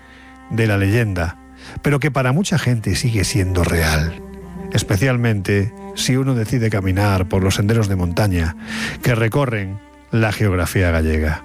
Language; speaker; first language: Spanish; native; Spanish